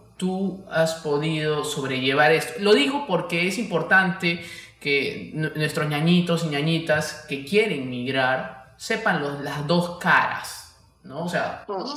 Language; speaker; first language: Spanish; native; Spanish